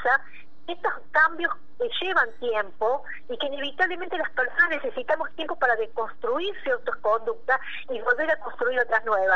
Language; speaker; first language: Spanish; native; Spanish